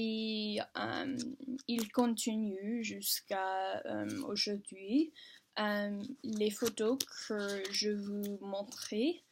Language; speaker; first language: French; non-native, learner; English